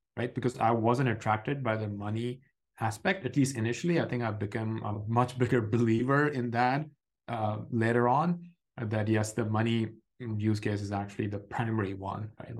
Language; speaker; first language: English; non-native, local second language; Urdu